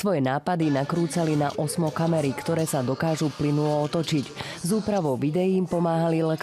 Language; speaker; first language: Slovak; native; Slovak